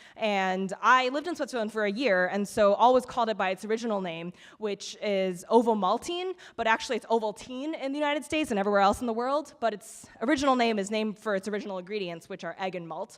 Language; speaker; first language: English; native; English